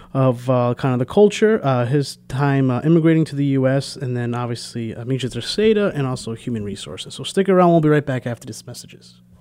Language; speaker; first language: English; early bilingual, other home language; Portuguese